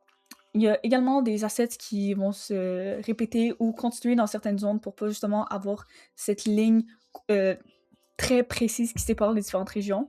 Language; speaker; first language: French; native; French